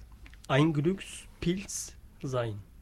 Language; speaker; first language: German; non-native, learner; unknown